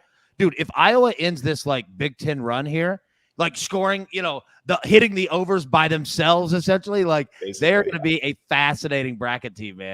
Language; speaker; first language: English; native; English